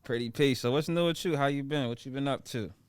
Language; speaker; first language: English; native; English